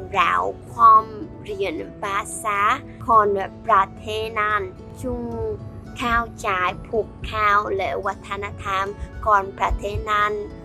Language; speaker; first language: Thai; non-native, learner; Vietnamese